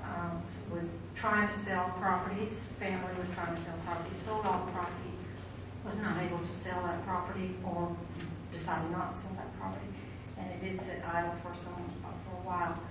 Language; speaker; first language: English; native; English